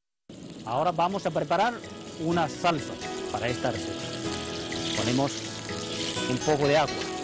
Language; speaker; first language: Spanish; non-native, fluent; Chinese